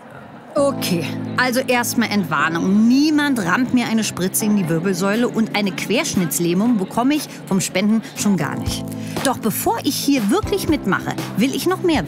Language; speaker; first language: German; native; German